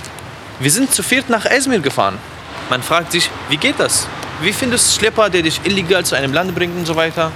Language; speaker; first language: German; non-native, fluent; Arabic